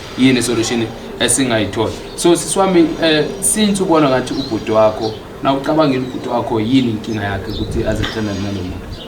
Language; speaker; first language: Zulu; native; Zulu